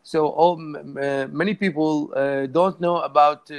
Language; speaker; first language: English; non-native, learner; Arabic